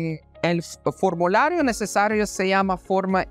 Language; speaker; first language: Spanish; non-native, fluent; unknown